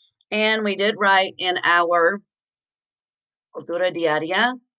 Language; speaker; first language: English; native; English